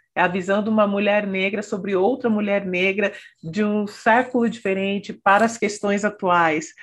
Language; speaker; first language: Portuguese; native; Portuguese